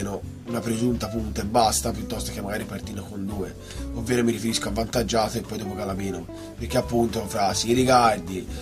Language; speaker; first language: Italian; native; Italian